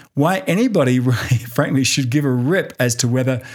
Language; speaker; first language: English; native; English